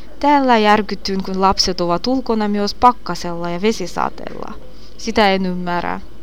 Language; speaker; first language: Finnish; non-native, fluent; Russian